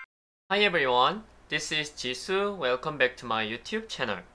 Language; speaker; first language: English; non-native, learner; Korean